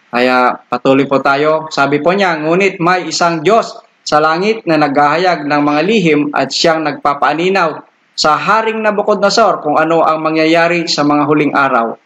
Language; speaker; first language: Filipino; non-native, local second language; Iloko